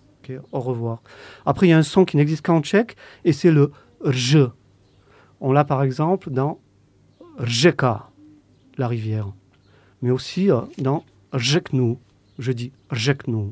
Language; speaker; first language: French; native; French